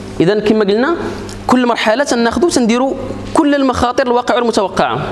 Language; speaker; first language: Arabic; native; Arabic